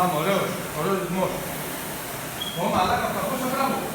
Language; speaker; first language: Greek; native; Greek